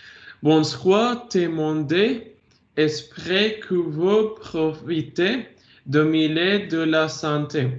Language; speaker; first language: French; non-native, learner; Arabic